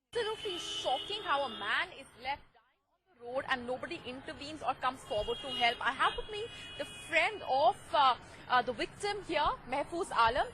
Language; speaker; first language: English; non-native, local second language; Hindi